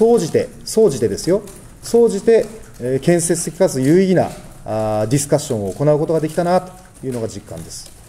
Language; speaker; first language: Japanese; native; Japanese